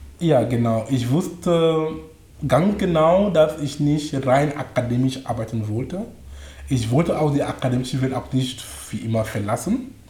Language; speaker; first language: German; non-native, fluent; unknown